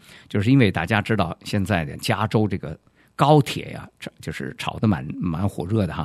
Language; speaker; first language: Chinese; native; Chinese